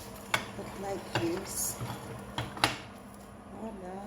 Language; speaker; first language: English; non-native, local second language; Cebuano